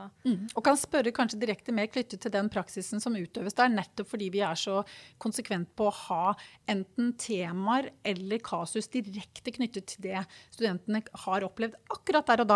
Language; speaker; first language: Norwegian; native; Norwegian